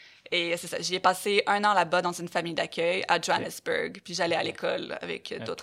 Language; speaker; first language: French; native; French